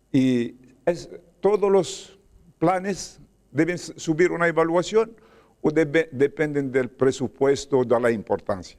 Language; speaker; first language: Spanish; non-native, fluent; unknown